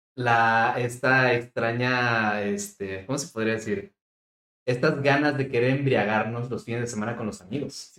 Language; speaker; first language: Spanish; native; Spanish